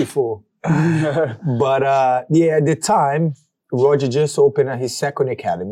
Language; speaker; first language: English; non-native, fluent; Portuguese